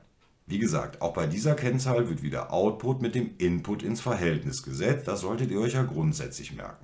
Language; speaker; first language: German; native; German